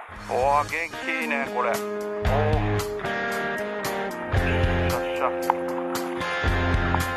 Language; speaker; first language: Japanese; native; Japanese